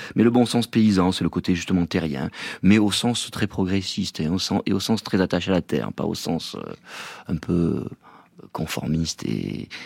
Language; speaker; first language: French; native; French